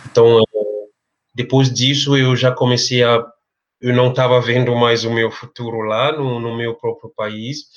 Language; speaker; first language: Portuguese; non-native, fluent; French